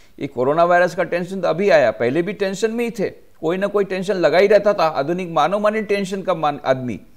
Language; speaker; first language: Hindi; non-native, local second language; Gujarati